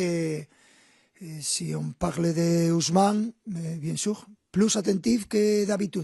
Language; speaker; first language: French; non-native, fluent; Spanish